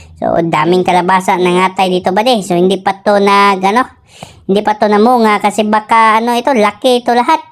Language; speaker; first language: Filipino; non-native, local second language; Cebuano